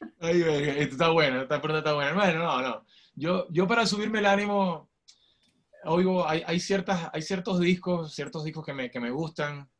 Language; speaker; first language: Spanish; native; Spanish